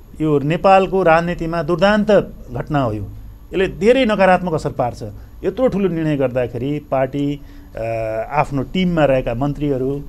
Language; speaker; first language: Nepali; native; Nepali